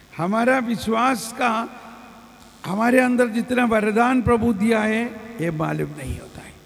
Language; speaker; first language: Hindi; non-native, local second language; Malayalam